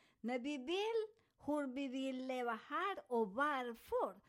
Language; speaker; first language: Swedish; non-native, fluent; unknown